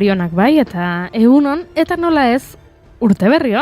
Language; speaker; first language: Basque; native; Basque